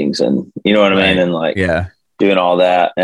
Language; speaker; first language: English; native; English